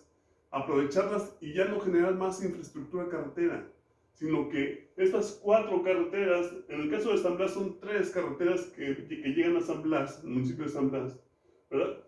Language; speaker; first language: Spanish; native; Spanish